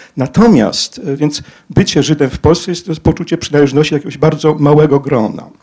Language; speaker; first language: Polish; native; Polish